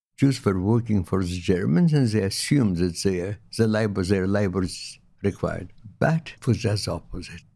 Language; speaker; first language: English; non-native, fluent; Lithuanian